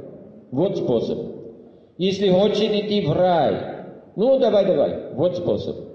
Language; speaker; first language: Russian; non-native, fluent; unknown